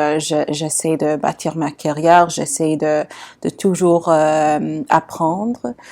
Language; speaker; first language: French; non-native, local second language; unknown